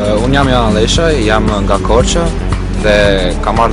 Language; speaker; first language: Albanian; native; Albanian